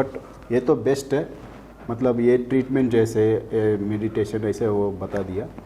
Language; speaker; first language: Hindi; non-native, local second language; Kannada